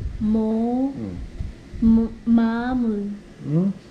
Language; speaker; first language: Korean; non-native, learner; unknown